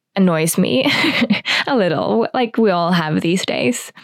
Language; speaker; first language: English; non-native, fluent; Finnish